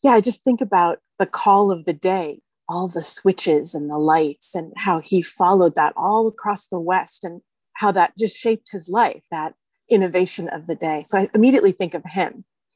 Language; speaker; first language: English; native; English